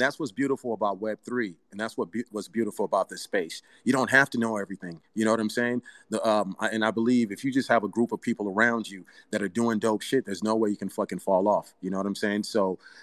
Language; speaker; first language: English; early bilingual, other home language; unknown